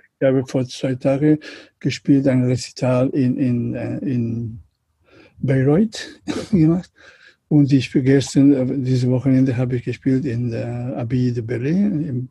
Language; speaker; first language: German; non-native, learner; Catalan